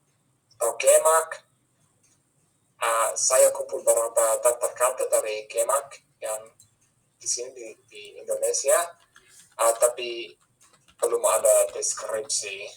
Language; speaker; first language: Indonesian; non-native, fluent; English